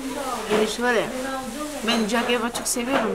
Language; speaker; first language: Turkish; non-native, learner; Indonesian